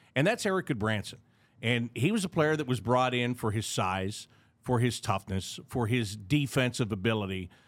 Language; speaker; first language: English; native; English